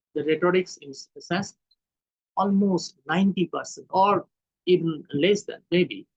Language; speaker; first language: English; non-native, local second language; Hindi